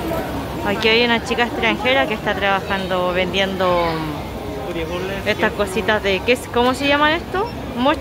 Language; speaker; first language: Spanish; native; Spanish